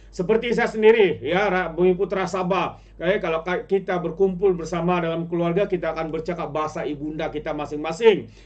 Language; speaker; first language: Malay; non-native, local second language; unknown